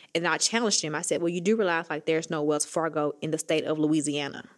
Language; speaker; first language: English; native; English